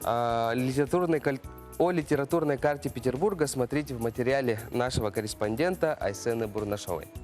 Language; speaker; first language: Russian; native; Russian